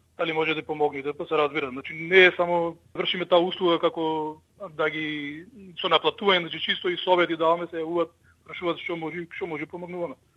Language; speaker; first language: Macedonian; early bilingual, heritage; Macedonian